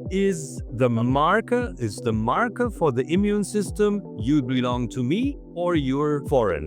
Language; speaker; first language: English; non-native, fluent; German